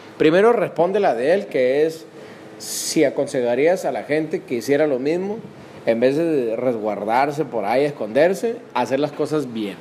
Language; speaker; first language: Spanish; native; Spanish